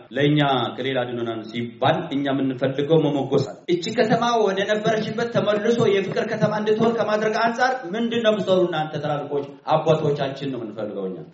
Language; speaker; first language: Amharic; non-native, local second language; Sidamo